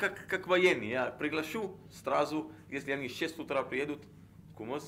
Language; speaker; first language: Russian; non-native, learner; Italian